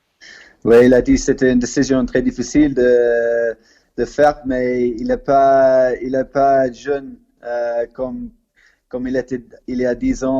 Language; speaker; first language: French; non-native, fluent; English